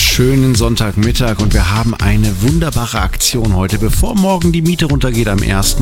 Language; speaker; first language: German; native; German